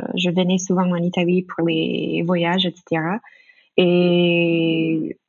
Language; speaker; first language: French; non-native, fluent; English